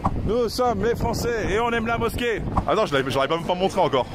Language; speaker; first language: French; native; French